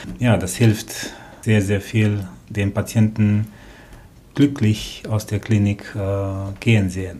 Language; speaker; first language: German; non-native, fluent; Romanian